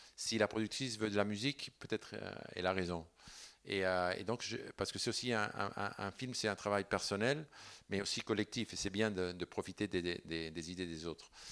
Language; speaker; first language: French; non-native, fluent; Spanish